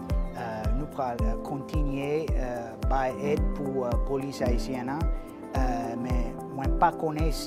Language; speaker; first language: Haitian Creole; non-native, fluent; English